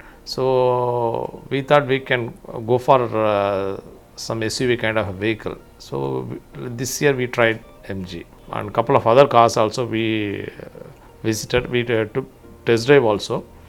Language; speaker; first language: English; non-native, local second language; Tamil